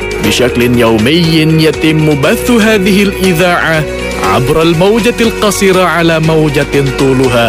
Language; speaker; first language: Arabic; non-native, fluent; Indonesian